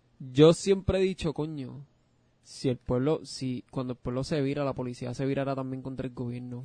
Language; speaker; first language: Spanish; native; Spanish